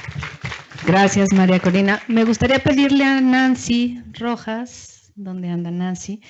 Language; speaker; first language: Spanish; native; Spanish